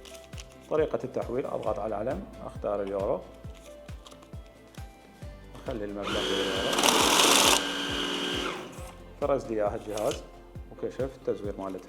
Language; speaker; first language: Arabic; native; Arabic